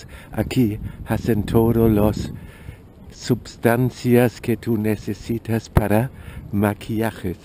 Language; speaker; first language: Spanish; non-native, fluent; German